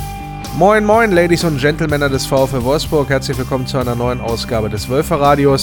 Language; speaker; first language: German; native; German